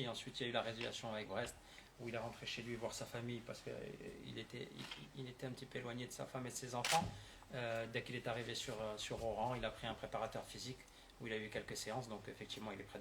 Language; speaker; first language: French; native; French